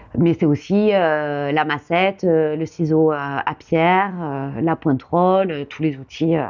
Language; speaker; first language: French; native; French